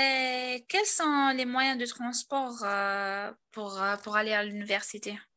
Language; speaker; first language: French; non-native, learner; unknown